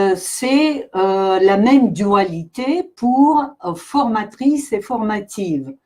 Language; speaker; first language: French; non-native, fluent; Russian